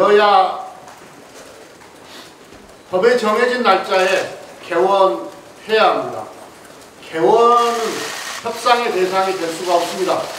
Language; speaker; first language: Korean; native; Korean